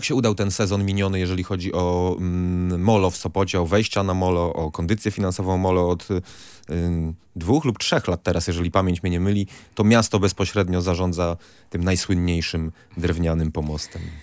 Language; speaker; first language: Polish; native; Polish